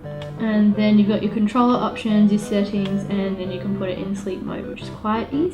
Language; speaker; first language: English; native; English